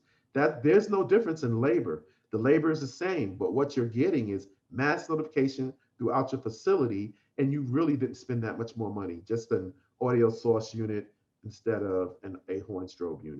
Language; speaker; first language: English; native; English